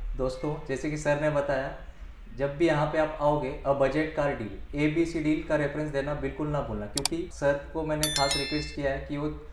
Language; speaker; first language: Hindi; non-native, local second language; Marathi